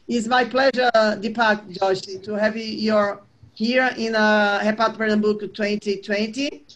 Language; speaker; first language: English; non-native, fluent; Portuguese